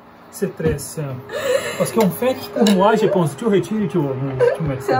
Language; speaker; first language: French; non-native, learner; Portuguese